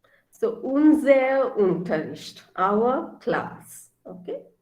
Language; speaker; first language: German; non-native, fluent; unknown